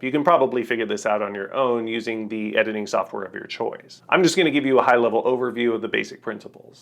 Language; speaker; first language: English; native; English